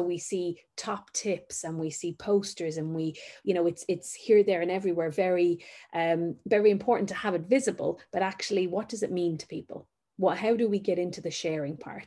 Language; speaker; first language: English; native; English